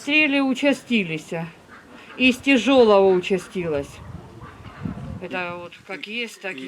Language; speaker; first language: Russian; native; Russian